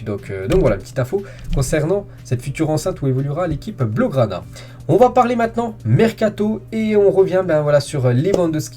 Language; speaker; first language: French; native; French